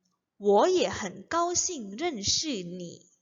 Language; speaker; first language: Chinese; non-native, fluent; Indonesian